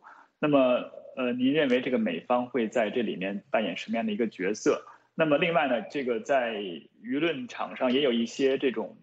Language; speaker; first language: Chinese; native; Chinese